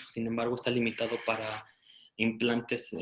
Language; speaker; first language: Spanish; native; Spanish